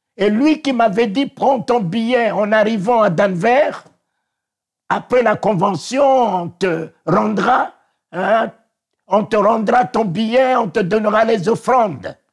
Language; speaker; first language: French; non-native, local second language; Sango